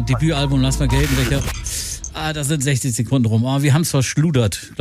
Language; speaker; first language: German; native; German